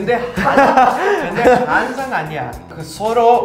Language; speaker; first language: Korean; non-native, fluent; Portuguese